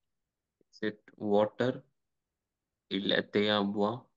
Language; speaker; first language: French; non-native, learner; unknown